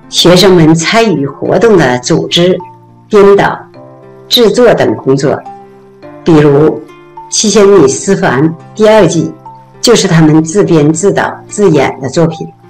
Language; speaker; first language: Chinese; native; Chinese